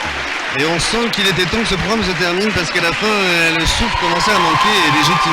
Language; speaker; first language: French; native; French